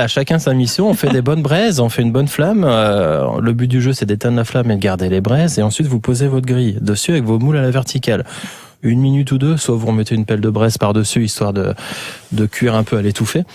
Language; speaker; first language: French; native; French